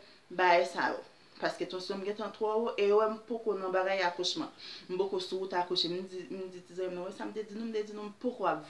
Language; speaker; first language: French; non-native, learner; Haitian Creole